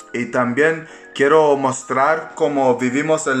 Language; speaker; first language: Spanish; non-native, learner; English